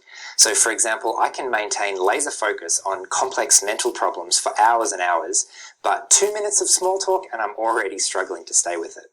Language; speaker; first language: English; native; English